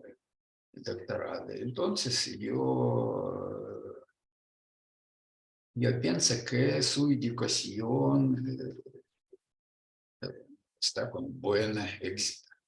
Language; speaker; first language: Spanish; non-native, learner; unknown